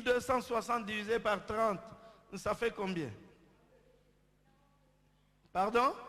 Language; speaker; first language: French; non-native, local second language; Lingala